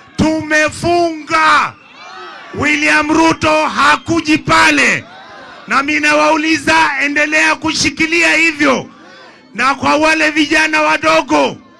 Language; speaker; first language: Swahili; non-native, local second language; Gusii